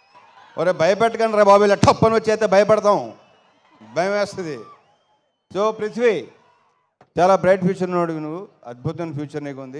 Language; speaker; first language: Telugu; native; Telugu